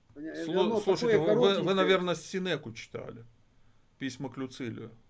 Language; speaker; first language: Russian; native; Russian